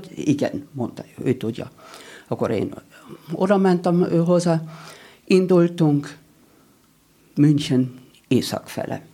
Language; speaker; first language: Hungarian; non-native, learner; German